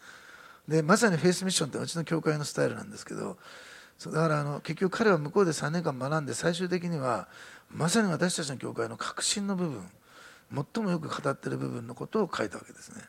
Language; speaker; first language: Japanese; native; Japanese